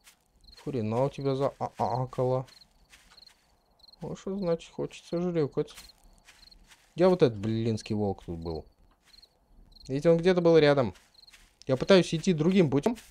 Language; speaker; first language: Russian; native; Russian